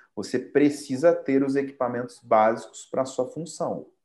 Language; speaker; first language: Portuguese; native; Portuguese